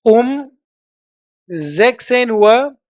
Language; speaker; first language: German; non-native, fluent; Hindi